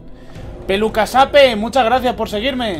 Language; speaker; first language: Spanish; native; Spanish